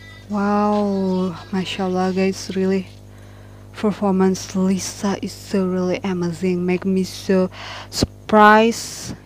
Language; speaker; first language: English; non-native, learner; Indonesian